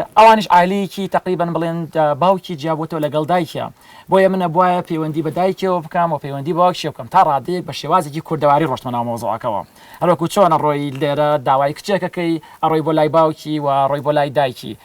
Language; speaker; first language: Central Kurdish; non-native, local second language; Gurani